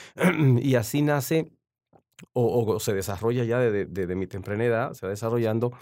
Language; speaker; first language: Spanish; native; Spanish